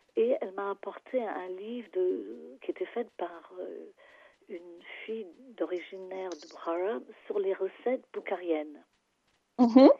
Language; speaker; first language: French; non-native, fluent; English